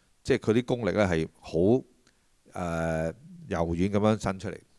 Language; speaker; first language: Cantonese; native; Cantonese